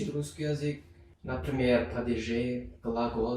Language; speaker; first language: Russian; non-native, learner; Turkmen